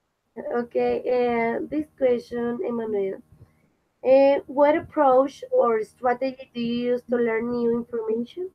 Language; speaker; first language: English; non-native, fluent; Spanish